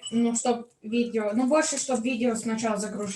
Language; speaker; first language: Russian; early bilingual, heritage; Russian